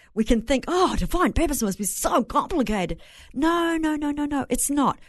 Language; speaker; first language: English; native; English